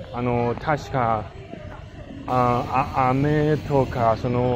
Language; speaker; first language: Japanese; non-native, learner; English